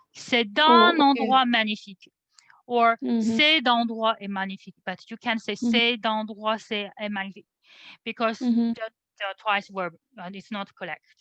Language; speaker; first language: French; non-native, fluent; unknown